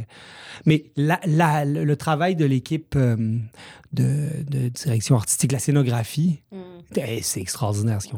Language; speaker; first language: French; native; French